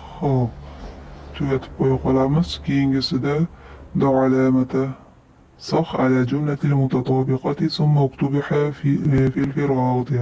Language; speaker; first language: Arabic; non-native, fluent; Uzbek